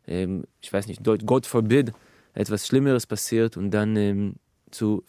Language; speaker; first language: German; non-native, fluent; Hebrew